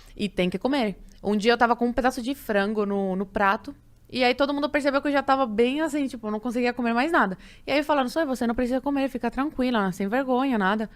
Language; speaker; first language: Portuguese; non-native, fluent; Spanish